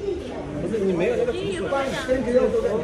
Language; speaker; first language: Chinese; non-native, learner; Kinyarwanda